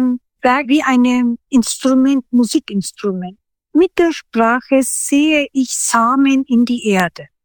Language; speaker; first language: German; non-native, fluent; Turkish